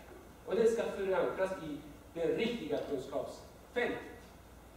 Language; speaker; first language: Swedish; non-native, fluent; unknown